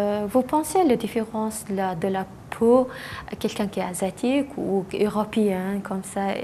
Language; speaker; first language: French; non-native, learner; Mongolian